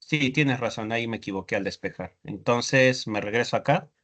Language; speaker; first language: Spanish; native; Spanish